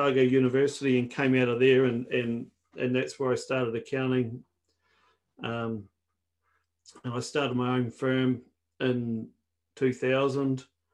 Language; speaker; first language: English; native; English